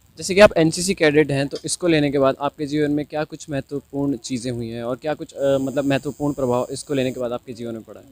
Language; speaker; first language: Hindi; native; Hindi